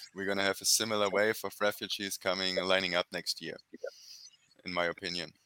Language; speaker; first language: English; non-native, fluent; German